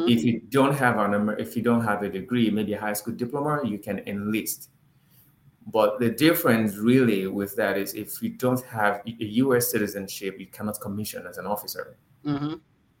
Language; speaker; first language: English; non-native, local second language; Yoruba